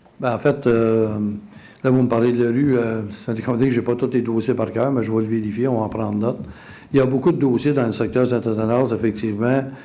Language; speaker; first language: French; native; French